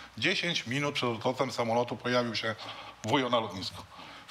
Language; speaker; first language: Polish; native; Polish